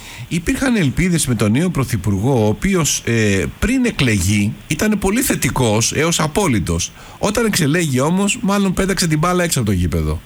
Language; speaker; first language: Greek; native; Greek